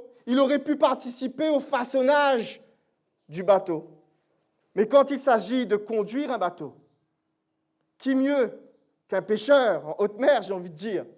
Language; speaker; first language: French; native; French